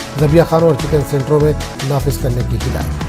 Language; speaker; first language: Hindi; native; Hindi